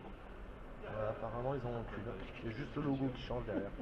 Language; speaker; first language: French; native; French